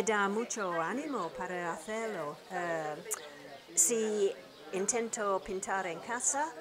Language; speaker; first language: Spanish; non-native, learner; English